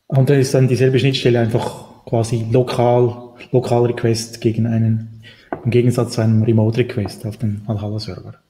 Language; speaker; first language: German; native; German